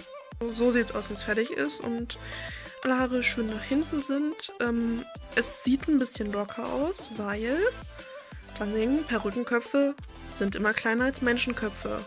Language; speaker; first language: German; native; German